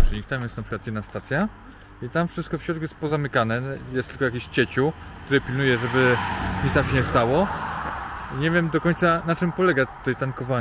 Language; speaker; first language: Polish; native; Polish